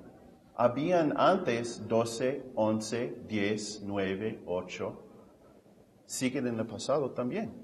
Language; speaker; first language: Spanish; non-native, fluent; English